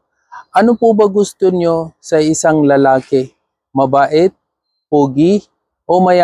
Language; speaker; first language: Filipino; non-native, learner; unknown